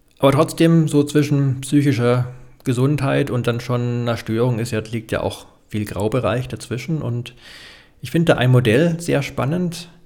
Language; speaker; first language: German; native; German